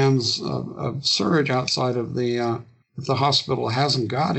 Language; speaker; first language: English; native; English